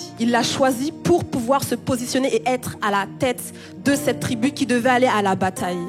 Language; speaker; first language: French; native; French